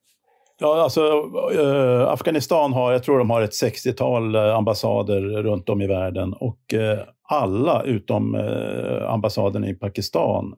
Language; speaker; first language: Swedish; native; Swedish